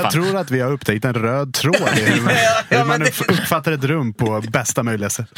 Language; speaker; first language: Swedish; native; Swedish